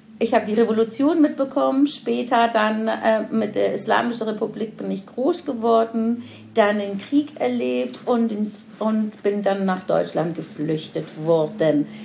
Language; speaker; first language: German; non-native, fluent; Persian